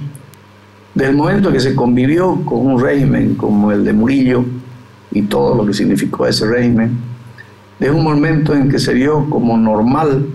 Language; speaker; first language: Spanish; native; Spanish